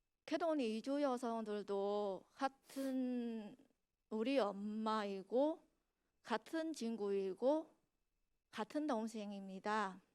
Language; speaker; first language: Korean; non-native, fluent; Vietnamese